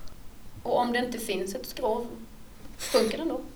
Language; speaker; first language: Swedish; native; Swedish